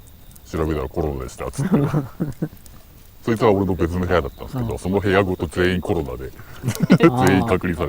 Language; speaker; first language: Japanese; native; Japanese